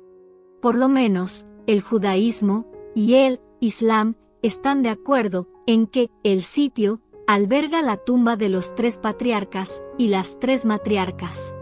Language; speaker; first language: Spanish; native; Spanish